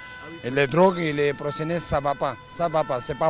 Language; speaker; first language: French; non-native, learner; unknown